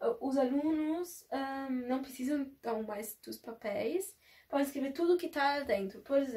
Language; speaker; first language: Portuguese; early bilingual, heritage; Portuguese